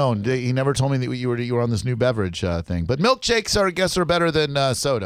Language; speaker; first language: English; native; English